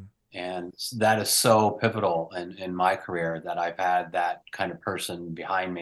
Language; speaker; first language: English; native; English